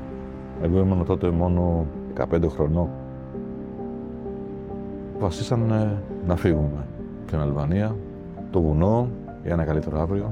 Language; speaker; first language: Greek; non-native, fluent; Albanian